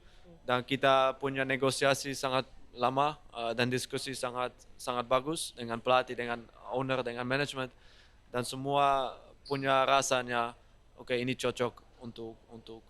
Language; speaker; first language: Indonesian; non-native, fluent; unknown